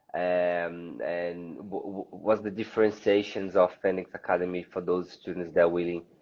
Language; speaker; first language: English; non-native, fluent; Portuguese